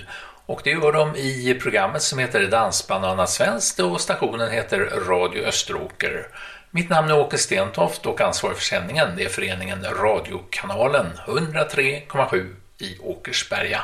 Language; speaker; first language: Swedish; native; Swedish